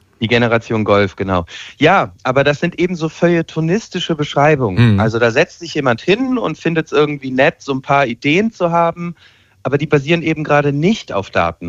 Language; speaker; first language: German; native; German